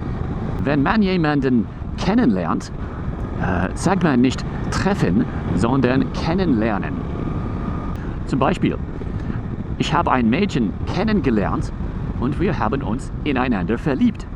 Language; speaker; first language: German; non-native, fluent; English